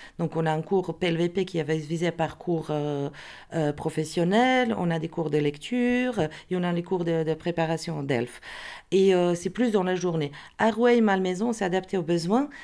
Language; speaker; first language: French; non-native, fluent; Croatian